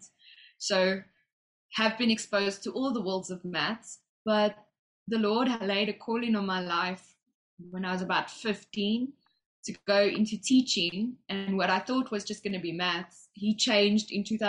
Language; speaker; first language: English; native; English